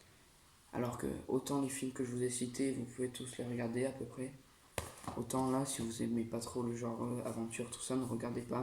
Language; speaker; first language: French; native; French